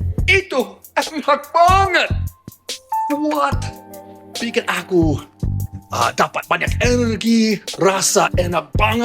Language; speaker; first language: Indonesian; non-native, fluent; English